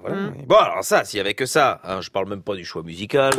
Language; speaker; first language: French; native; French